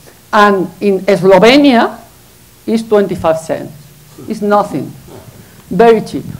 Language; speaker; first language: English; non-native, fluent; Spanish